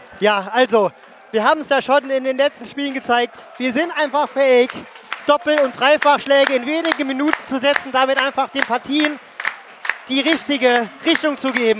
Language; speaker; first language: German; native; German